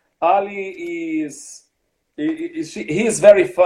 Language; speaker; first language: English; non-native, fluent; Portuguese